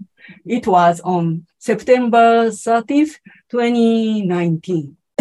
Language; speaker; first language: English; non-native, learner; Japanese